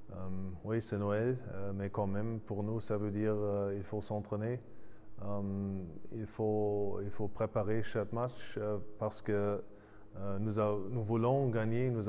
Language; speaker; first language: French; non-native, fluent; German